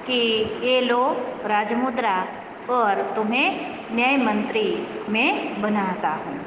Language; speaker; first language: Hindi; non-native, local second language; Gujarati